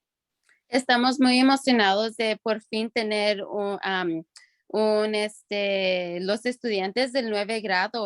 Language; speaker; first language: Spanish; early bilingual, other home language; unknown